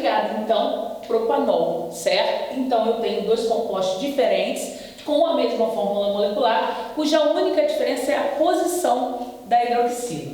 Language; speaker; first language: Portuguese; native; Portuguese